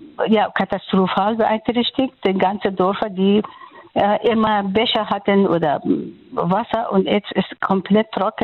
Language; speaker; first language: German; non-native, learner; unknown